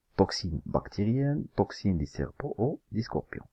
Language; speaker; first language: French; non-native, local second language; Arabic